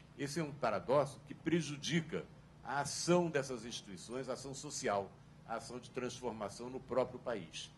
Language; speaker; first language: Portuguese; native; Portuguese